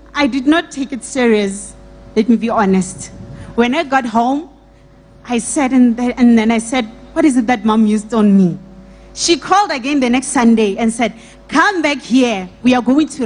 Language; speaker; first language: English; non-native, local second language; Northern Sotho